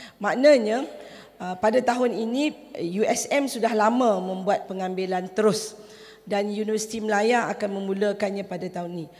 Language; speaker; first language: Malay; native; Malay